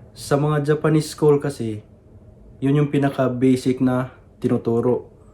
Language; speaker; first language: Filipino; native; Filipino